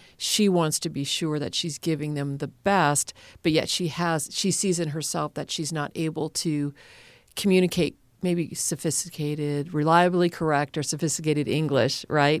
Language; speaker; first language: English; native; English